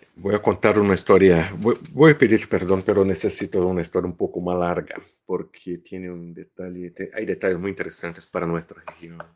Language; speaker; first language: Spanish; non-native, fluent; Portuguese